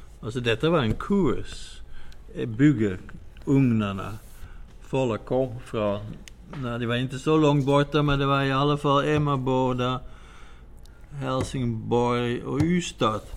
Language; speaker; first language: Swedish; non-native, fluent; Dutch